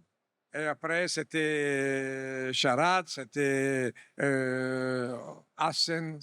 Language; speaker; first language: French; non-native, fluent; Italian